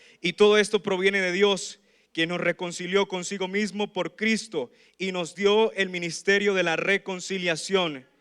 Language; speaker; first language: Spanish; native; Spanish